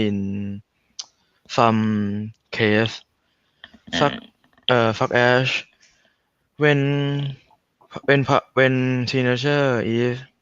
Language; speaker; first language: English; non-native, learner; Thai